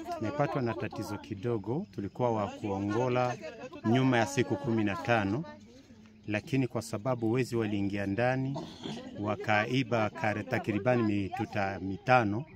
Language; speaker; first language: Swahili; native; Swahili